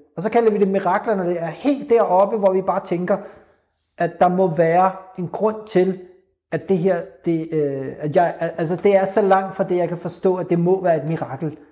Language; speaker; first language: Danish; early bilingual, other home language; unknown